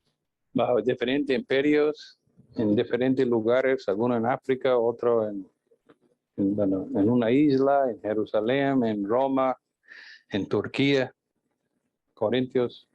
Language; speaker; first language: Spanish; non-native, fluent; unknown